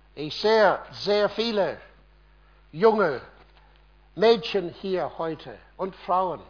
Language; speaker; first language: German; non-native, fluent; English